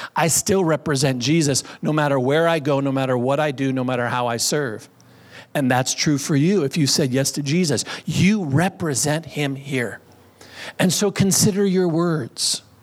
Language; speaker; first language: English; native; English